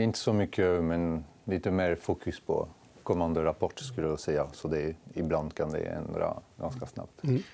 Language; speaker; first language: Swedish; non-native, fluent; French